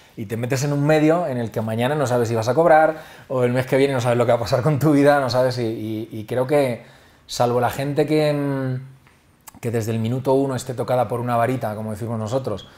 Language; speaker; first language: Spanish; native; Spanish